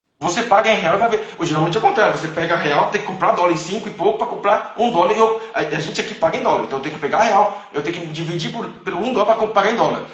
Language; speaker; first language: Portuguese; non-native, fluent; Chinese